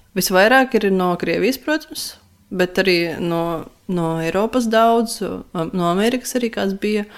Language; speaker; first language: Latvian; non-native, local second language; Russian